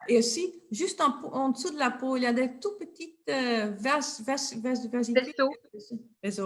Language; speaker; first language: French; non-native, local second language; Dutch